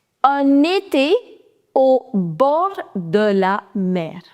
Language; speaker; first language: French; non-native, fluent; Hindi